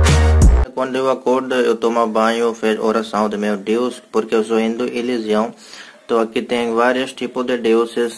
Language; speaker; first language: Portuguese; non-native, learner; Hindi